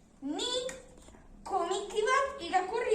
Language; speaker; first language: Basque; non-native, learner; Spanish